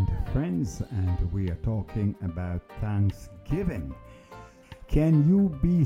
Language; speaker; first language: English; native; English